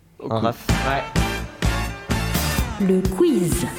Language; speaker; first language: French; native; French